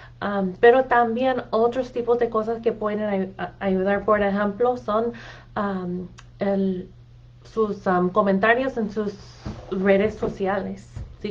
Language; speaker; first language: Spanish; non-native, fluent; English